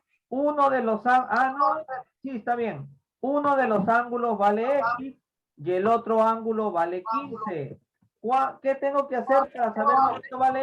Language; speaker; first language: Spanish; native; Spanish